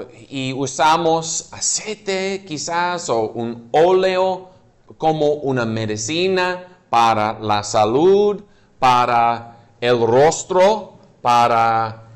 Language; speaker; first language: Spanish; non-native, fluent; English